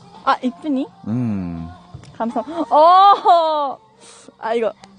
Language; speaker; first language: Korean; non-native, learner; Japanese